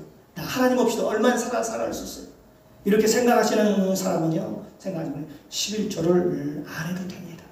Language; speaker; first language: Korean; native; Korean